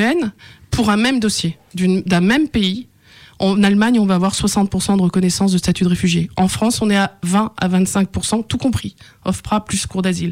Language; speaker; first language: French; native; French